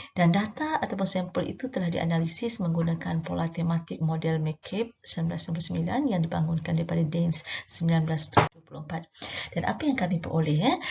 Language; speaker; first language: Malay; native; Malay